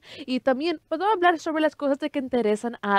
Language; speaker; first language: Spanish; early bilingual, heritage; Spanish